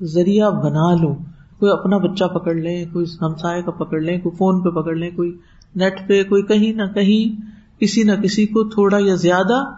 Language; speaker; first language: Urdu; native; Urdu